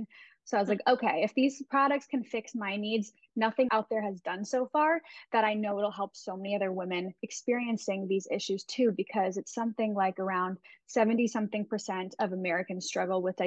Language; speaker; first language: English; native; English